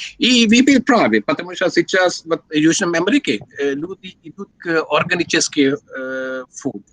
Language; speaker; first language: Russian; non-native, learner; Sinhala